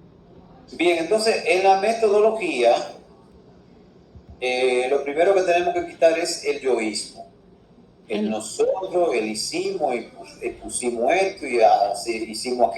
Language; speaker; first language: Spanish; native; Spanish